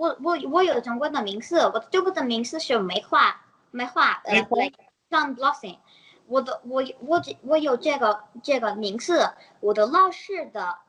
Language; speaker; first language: Chinese; non-native, learner; English